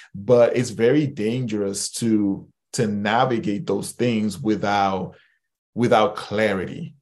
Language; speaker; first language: English; early bilingual, other home language; Spanish